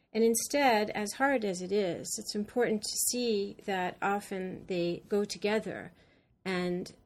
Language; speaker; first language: English; native; English